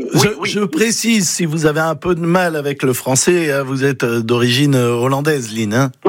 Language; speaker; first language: French; native; French